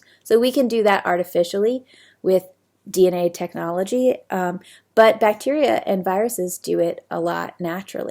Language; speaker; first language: English; native; English